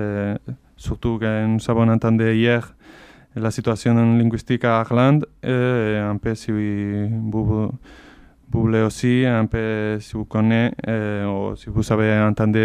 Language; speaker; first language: French; non-native, fluent; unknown